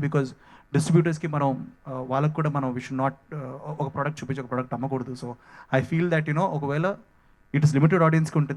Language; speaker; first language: Telugu; native; Telugu